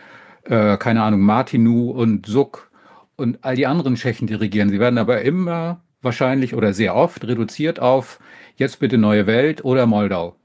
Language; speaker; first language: German; native; German